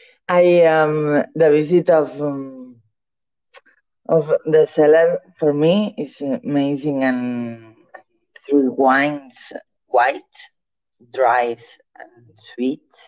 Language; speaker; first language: English; non-native, learner; Catalan